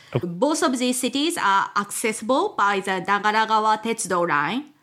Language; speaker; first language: English; non-native, fluent; Japanese